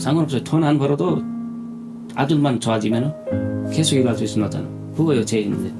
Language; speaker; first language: Korean; non-native, learner; Nepali